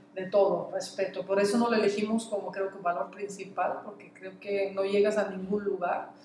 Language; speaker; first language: Spanish; non-native, fluent; Dutch